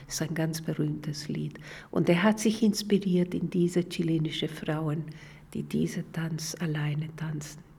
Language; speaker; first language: German; non-native, fluent; Spanish